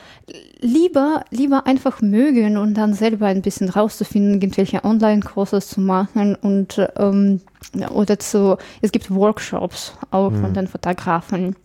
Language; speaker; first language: German; non-native, fluent; English